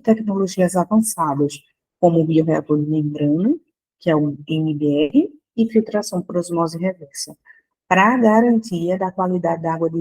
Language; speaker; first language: Portuguese; native; Portuguese